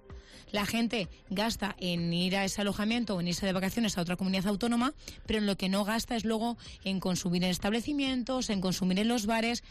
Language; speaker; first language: Spanish; native; Spanish